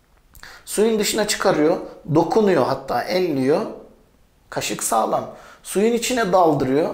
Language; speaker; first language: Turkish; native; Turkish